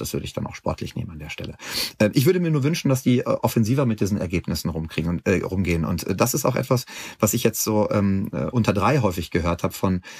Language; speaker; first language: German; native; German